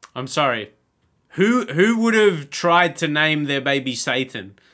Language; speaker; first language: English; native; English